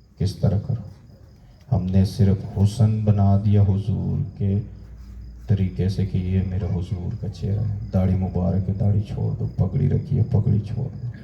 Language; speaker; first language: Urdu; non-native, local second language; Pashto